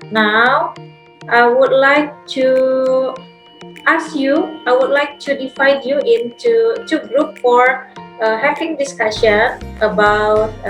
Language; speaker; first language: English; non-native, fluent; Indonesian